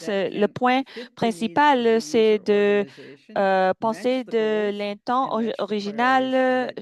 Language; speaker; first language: French; non-native, fluent; English